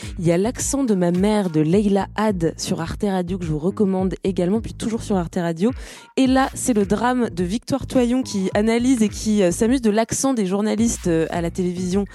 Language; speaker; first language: French; native; French